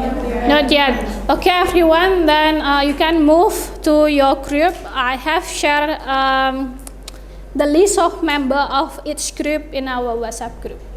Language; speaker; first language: English; non-native, fluent; Indonesian